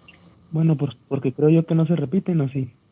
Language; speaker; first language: Spanish; native; Spanish